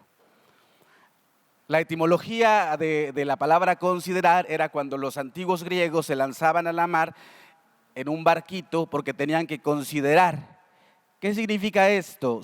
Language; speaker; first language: Spanish; native; Spanish